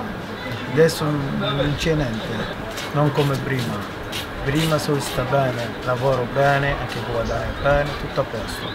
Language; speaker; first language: Italian; non-native, learner; Arabic